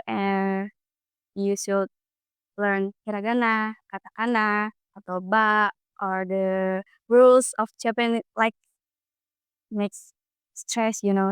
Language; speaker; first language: English; non-native, learner; Indonesian